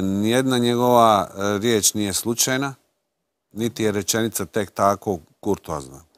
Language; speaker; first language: Croatian; native; Croatian